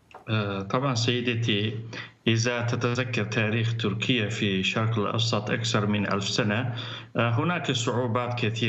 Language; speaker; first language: Arabic; non-native, fluent; Turkish